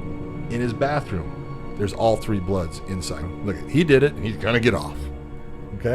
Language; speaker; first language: English; native; English